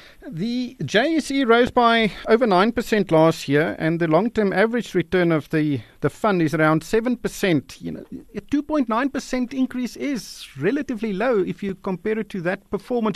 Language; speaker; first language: English; non-native, local second language; Afrikaans